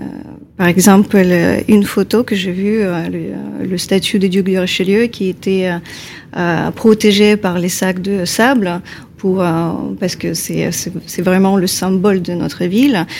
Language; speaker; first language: French; non-native, fluent; Ukrainian